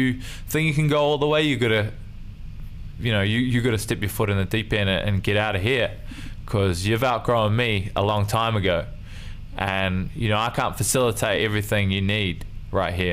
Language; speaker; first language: English; native; English